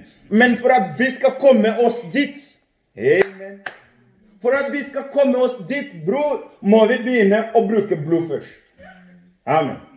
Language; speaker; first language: Norwegian; non-native, fluent; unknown